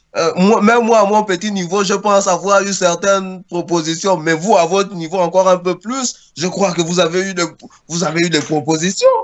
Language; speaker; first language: French; native; French